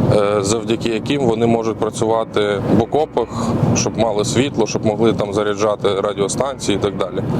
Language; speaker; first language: Ukrainian; early bilingual, other home language; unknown